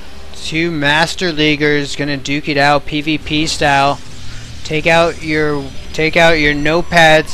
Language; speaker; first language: English; native; English